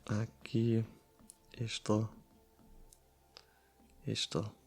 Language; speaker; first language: Portuguese; non-native, learner; German